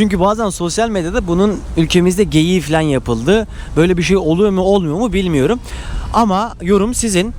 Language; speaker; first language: Turkish; native; Turkish